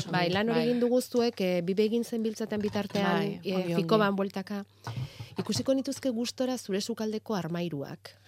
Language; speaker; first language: Basque; native; Basque